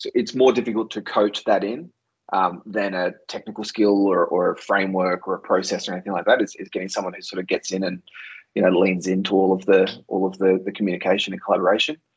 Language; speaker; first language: English; native; English